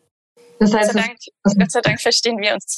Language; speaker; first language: German; native; German